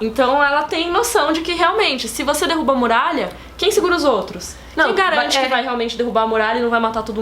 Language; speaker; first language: Portuguese; native; Portuguese